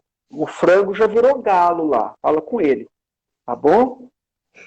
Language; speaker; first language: Portuguese; native; Portuguese